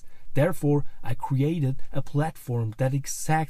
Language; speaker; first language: English; non-native, fluent; German